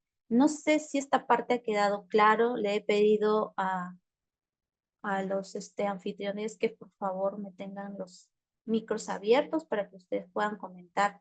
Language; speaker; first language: Spanish; native; Spanish